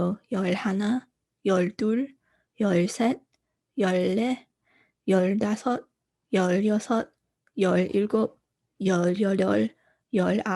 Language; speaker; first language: Korean; non-native, fluent; English